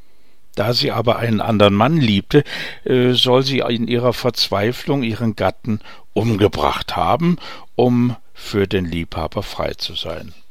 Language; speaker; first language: German; native; German